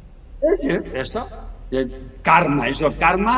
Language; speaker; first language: Spanish; non-native, learner; Tibetan